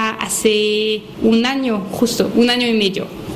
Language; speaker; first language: Spanish; non-native, fluent; French